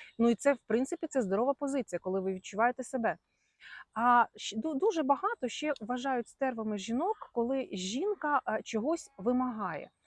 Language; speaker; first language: Ukrainian; non-native, local second language; Russian